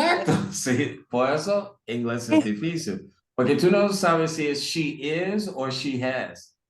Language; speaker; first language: Spanish; non-native, fluent; English